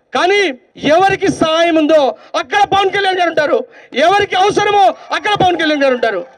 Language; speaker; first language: Telugu; native; Telugu